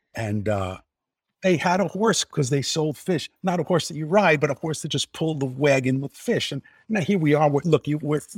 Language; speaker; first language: English; native; English